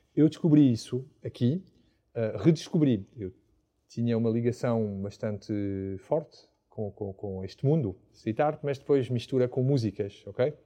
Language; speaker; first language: Portuguese; non-native, fluent; French